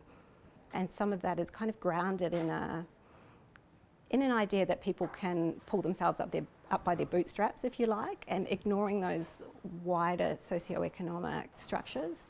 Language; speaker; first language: English; native; English